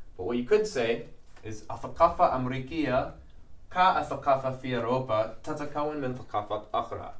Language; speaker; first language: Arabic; non-native, learner; English